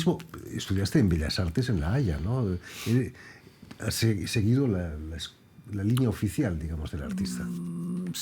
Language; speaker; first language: Spanish; native; Spanish